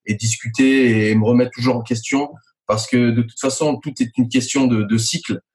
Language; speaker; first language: French; native; French